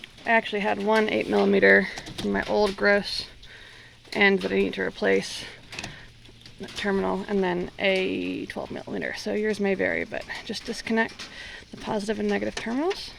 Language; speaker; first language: English; native; English